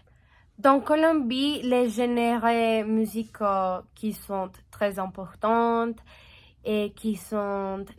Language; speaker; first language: French; non-native, learner; Spanish